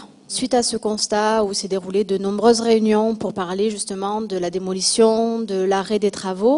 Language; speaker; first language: French; native; French